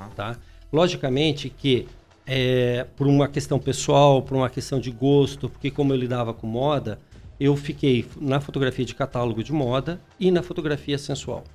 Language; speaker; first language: Portuguese; early bilingual, other home language; Spanish